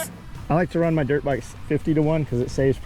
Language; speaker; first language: English; native; English